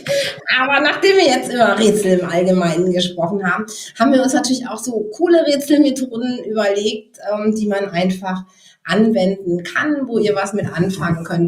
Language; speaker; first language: German; native; German